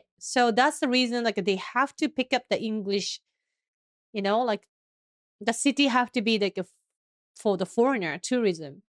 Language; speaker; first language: English; non-native, fluent; Japanese